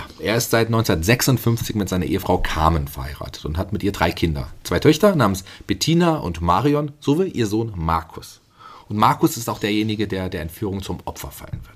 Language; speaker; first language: German; native; German